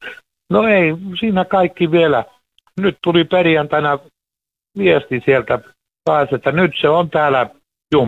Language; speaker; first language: Finnish; native; Finnish